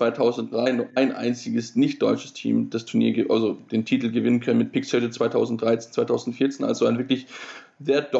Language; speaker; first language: German; native; German